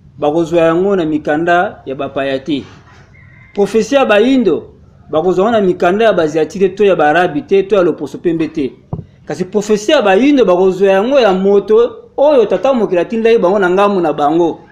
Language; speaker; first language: Lingala; non-native, local second language; Kongo